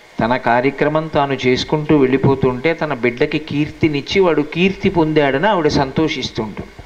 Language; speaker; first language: Telugu; native; Telugu